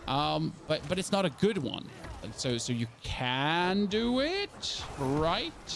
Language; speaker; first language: English; non-native, fluent; German